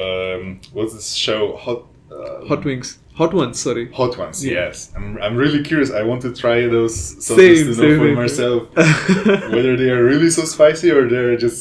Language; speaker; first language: English; non-native, fluent; Polish